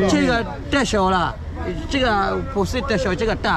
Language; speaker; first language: Chinese; non-native, learner; Swahili